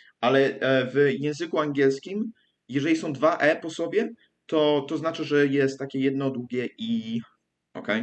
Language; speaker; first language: Polish; early bilingual, heritage; English